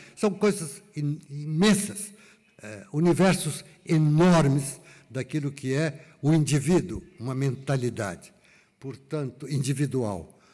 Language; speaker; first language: Portuguese; native; Portuguese